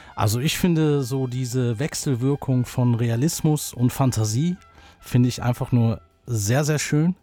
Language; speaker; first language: German; native; German